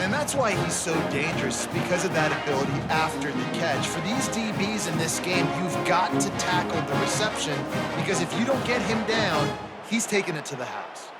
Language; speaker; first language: English; native; English